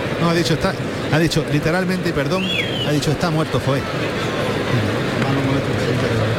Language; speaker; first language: Spanish; native; Spanish